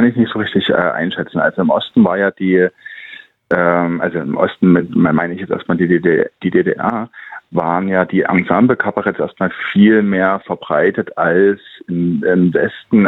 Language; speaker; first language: German; native; German